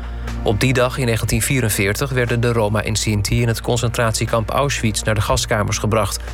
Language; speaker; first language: Dutch; native; Dutch